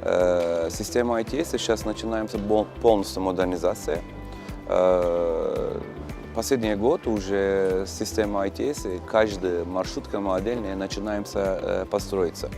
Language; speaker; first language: Russian; non-native, learner; Turkish